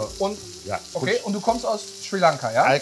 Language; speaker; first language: German; native; German